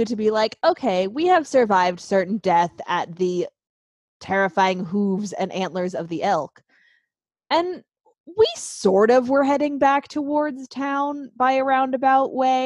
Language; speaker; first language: English; native; English